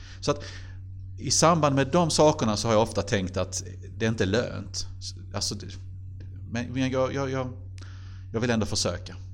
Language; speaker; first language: Swedish; native; Swedish